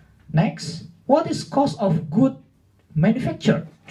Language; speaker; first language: English; non-native, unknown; Indonesian